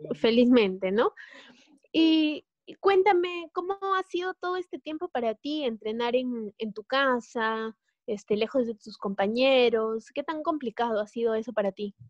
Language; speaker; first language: Spanish; native; Spanish